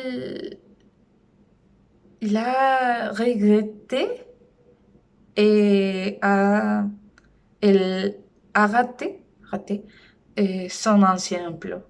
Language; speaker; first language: French; non-native, learner; Spanish